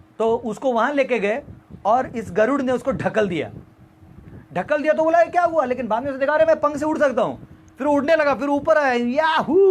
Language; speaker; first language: Hindi; non-native, local second language; Marathi